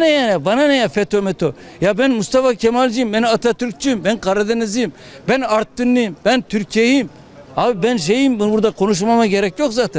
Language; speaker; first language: Turkish; native; Turkish